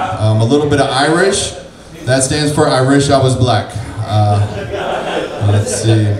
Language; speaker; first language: English; native; English